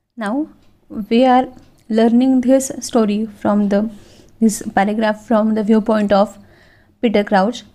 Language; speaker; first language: English; non-native, local second language; Marathi